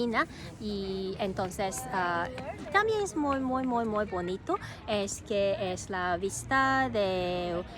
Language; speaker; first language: Spanish; non-native, learner; Cantonese